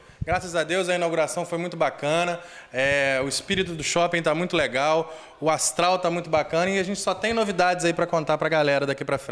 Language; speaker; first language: Portuguese; native; Portuguese